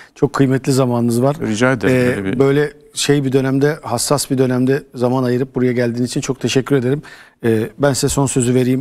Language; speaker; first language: Turkish; native; Turkish